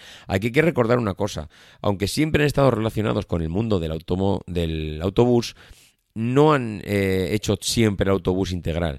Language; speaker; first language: Spanish; native; Spanish